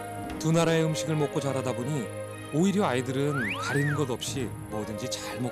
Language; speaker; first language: Korean; native; Korean